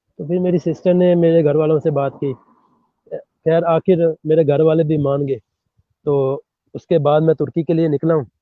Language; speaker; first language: Urdu; non-native, local second language; Punjabi